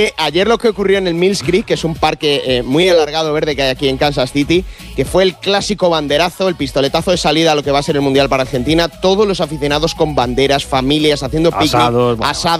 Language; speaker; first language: Spanish; native; Spanish